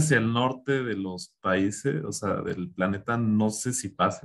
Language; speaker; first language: Spanish; native; Spanish